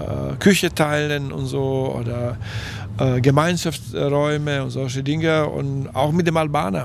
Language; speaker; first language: German; non-native, fluent; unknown